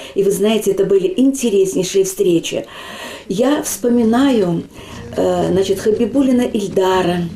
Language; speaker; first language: Russian; non-native, local second language; Chuvash